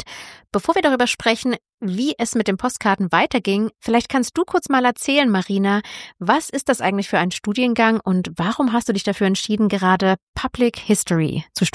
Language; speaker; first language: German; native; German